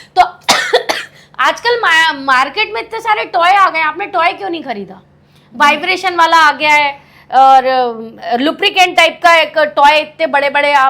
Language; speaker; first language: Hindi; native; Hindi